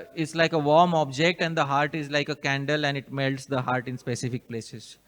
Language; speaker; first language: English; non-native, local second language; Hindi